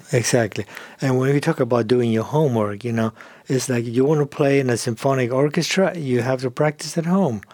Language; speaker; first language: English; non-native, fluent; Spanish